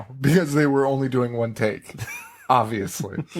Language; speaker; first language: English; native; English